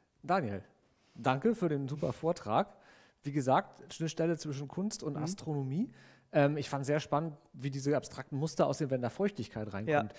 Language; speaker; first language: German; native; German